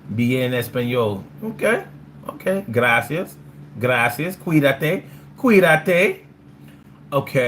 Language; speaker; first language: Spanish; non-native, learner; English